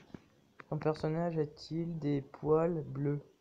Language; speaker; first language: French; native; French